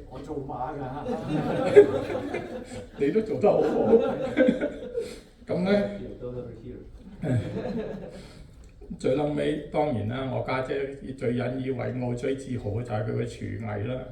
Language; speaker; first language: Cantonese; native; Cantonese